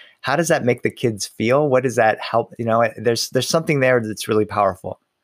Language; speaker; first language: English; early bilingual, other home language; Spanish